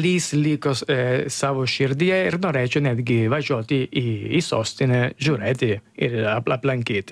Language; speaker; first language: Lithuanian; non-native, learner; Italian